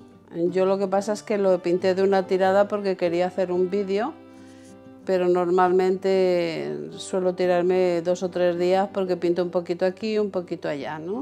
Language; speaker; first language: Spanish; native; Spanish